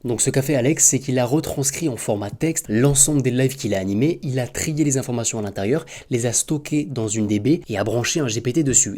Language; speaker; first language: French; native; French